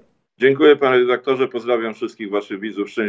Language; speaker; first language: Polish; native; Polish